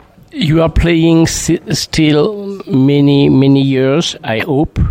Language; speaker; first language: English; non-native, learner; French